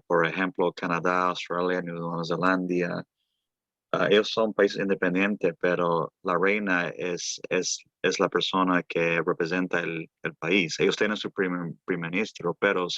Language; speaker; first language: Spanish; early bilingual, heritage; Spanish